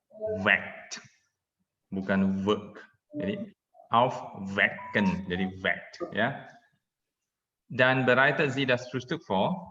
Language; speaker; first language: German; non-native, fluent; Indonesian